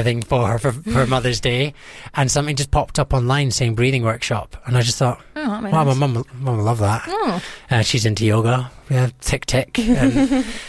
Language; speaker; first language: English; native; English